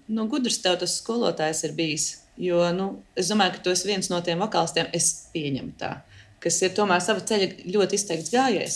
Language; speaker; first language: Latvian; early bilingual, heritage; Latvian